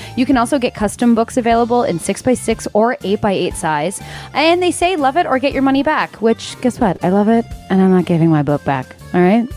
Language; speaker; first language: English; native; English